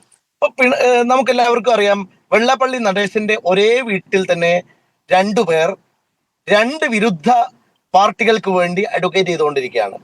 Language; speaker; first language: Malayalam; native; Malayalam